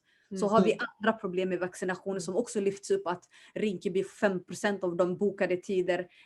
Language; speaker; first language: Swedish; early bilingual, other home language; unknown